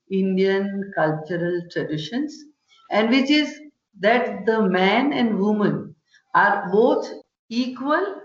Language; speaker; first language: English; non-native, local second language; Gujarati